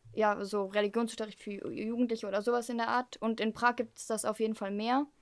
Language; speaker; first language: German; early bilingual, heritage; German